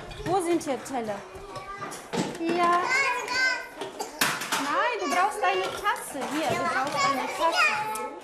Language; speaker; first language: German; early bilingual, heritage; German